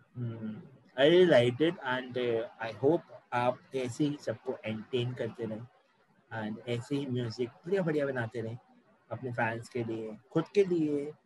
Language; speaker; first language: Hindi; native; Hindi